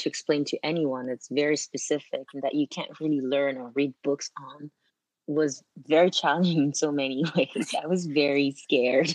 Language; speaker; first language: English; non-native, fluent; French